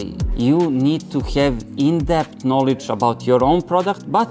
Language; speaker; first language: English; non-native, fluent; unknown